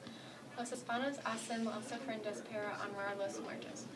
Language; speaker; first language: Spanish; non-native, learner; English